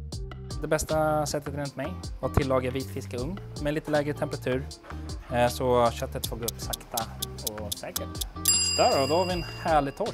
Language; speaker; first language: Swedish; native; Swedish